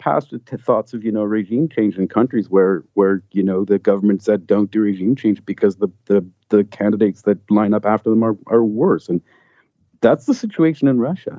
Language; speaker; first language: English; native; English